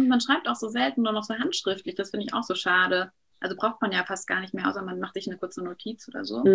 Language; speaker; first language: German; native; German